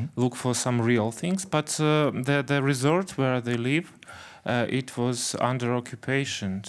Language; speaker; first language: English; non-native, fluent; Ukrainian